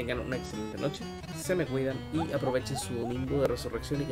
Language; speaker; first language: Spanish; native; Spanish